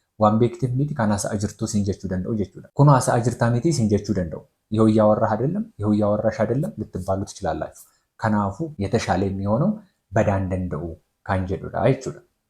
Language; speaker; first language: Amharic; non-native, local second language; Oromo